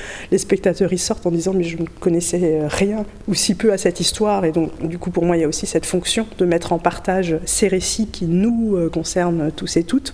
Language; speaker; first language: French; native; French